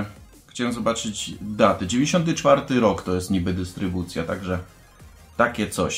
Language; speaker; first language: Polish; native; Polish